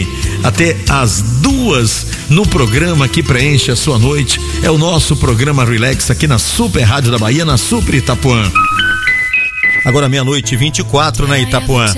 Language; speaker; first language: Portuguese; native; Portuguese